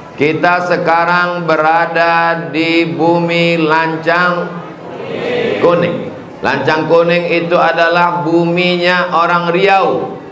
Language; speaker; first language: Indonesian; native; Indonesian